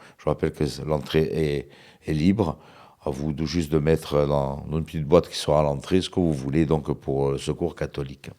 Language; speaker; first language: French; native; French